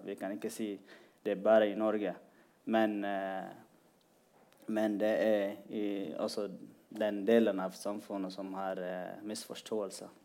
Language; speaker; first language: Norwegian; non-native, fluent; Tigrinya